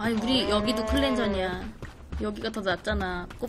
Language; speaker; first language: Korean; native; Korean